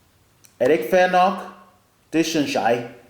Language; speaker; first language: Danish; non-native, learner; English